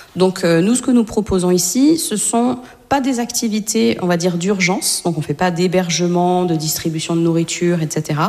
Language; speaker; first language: French; native; French